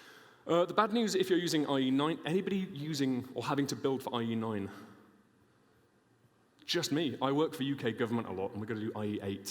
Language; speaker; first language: English; native; English